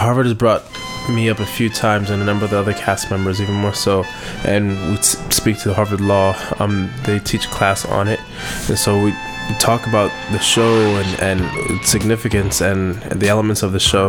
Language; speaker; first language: English; native; English